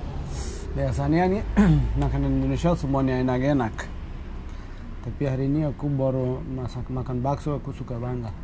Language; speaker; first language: Indonesian; non-native, learner; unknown